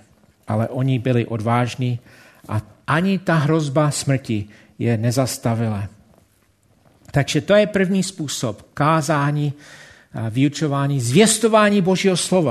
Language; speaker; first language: Czech; non-native, fluent; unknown